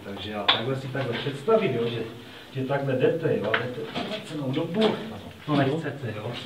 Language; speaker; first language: Czech; native; Czech